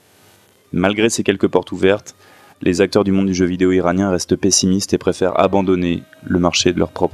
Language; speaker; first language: French; native; French